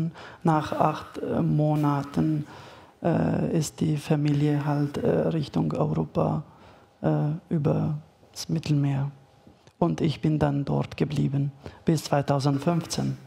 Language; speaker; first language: German; non-native, fluent; Arabic